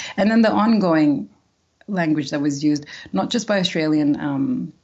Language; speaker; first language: English; early bilingual, other home language; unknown